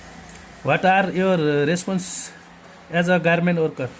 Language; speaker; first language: English; non-native, learner; Nepali